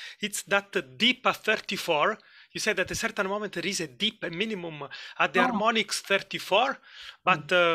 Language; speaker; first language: English; non-native, fluent; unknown